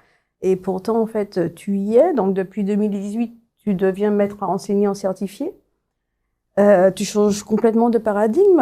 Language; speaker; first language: French; native; French